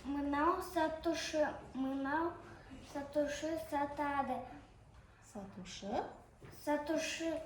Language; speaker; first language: Kazakh; non-native, local second language; Russian